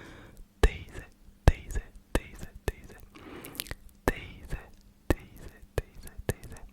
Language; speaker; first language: Turkish; early bilingual, heritage; Turkish